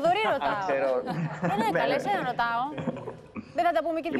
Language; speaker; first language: Greek; native; Greek